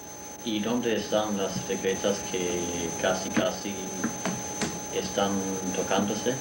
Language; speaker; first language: Spanish; non-native, learner; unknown